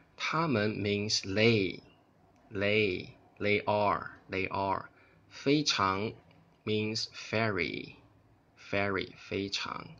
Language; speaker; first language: English; non-native, fluent; Chinese